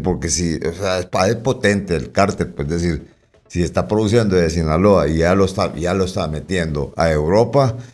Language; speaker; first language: Spanish; native; Spanish